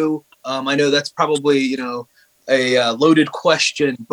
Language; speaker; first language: English; native; English